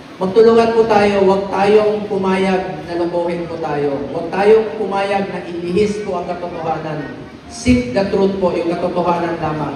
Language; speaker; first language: Filipino; non-native, local second language; Cebuano